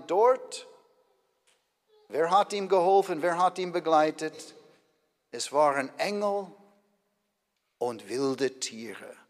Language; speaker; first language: German; non-native, fluent; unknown